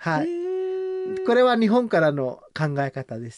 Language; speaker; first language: Japanese; non-native, learner; Samoan